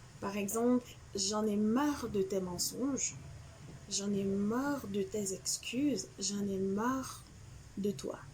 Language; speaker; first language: French; non-native, local second language; Haitian Creole